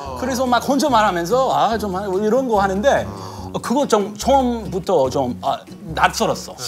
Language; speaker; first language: Korean; non-native, fluent; English